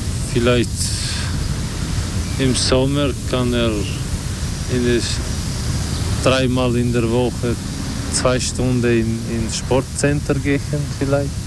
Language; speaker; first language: German; non-native, learner; Albanian